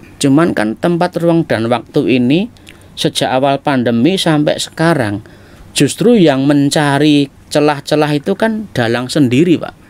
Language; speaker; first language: Indonesian; non-native, local second language; Javanese